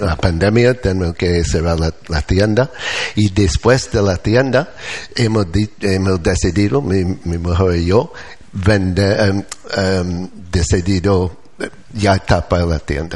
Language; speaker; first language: Spanish; non-native, learner; English